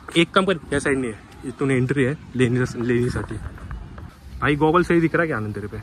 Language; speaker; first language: Hindi; non-native, local second language; Marathi